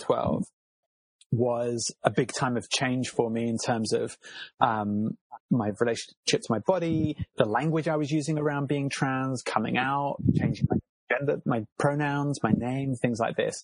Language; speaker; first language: English; native; English